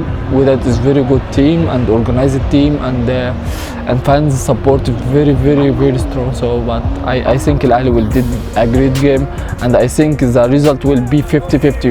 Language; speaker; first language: English; non-native, learner; Arabic